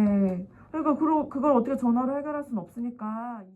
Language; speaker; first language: Korean; native; Korean